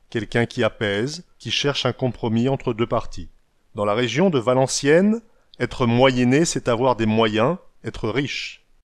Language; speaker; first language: French; native; French